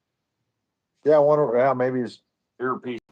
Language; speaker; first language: English; native; English